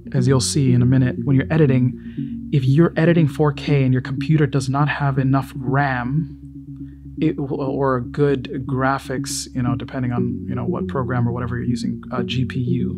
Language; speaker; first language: English; native; English